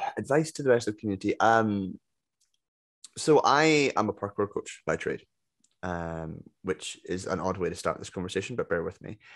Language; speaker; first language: English; native; English